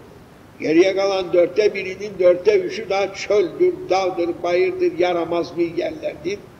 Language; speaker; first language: Turkish; native; Turkish